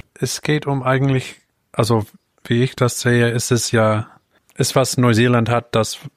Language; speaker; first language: German; non-native, fluent; English